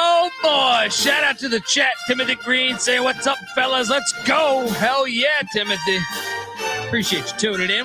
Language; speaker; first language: English; native; English